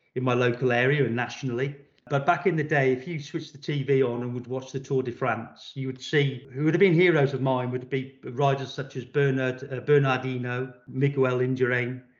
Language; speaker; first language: English; native; English